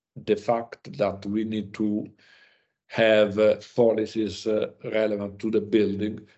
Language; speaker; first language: English; non-native, learner; Italian